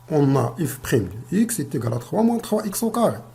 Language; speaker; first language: French; non-native, local second language; Arabic